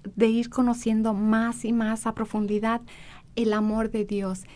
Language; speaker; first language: Spanish; native; Spanish